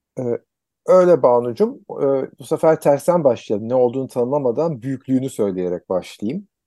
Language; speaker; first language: Turkish; native; Turkish